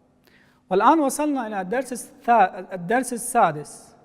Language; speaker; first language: Arabic; non-native, fluent; Persian